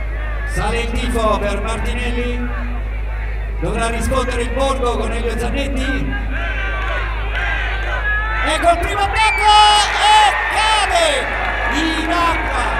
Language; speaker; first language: Italian; native; Italian